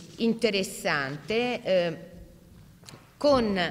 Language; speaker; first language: Italian; native; Italian